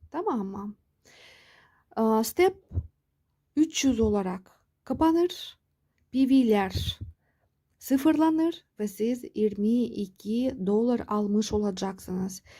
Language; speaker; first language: Turkish; non-native, fluent; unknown